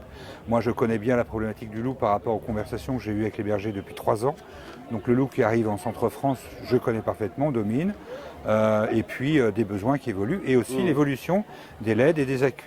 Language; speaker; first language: French; native; French